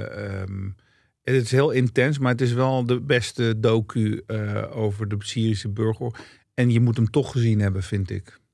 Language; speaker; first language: Dutch; early bilingual, other home language; Turkish